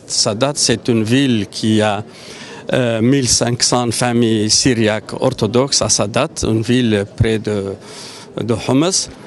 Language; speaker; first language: French; non-native, fluent; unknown